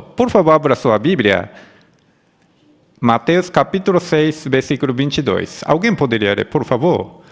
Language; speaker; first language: Portuguese; non-native, fluent; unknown